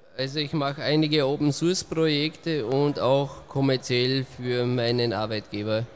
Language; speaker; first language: German; native; German